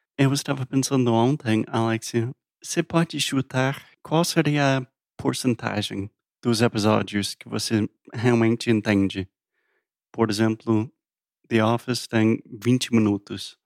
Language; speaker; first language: Portuguese; non-native, fluent; English